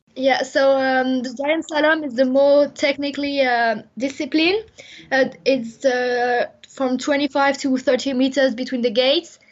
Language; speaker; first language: English; non-native, fluent; French